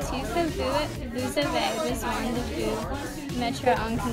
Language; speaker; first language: French; non-native, learner; English